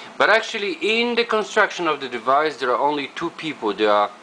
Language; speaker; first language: English; non-native, fluent; Polish